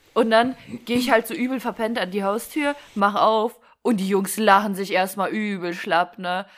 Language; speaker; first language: German; early bilingual, other home language; Ukrainian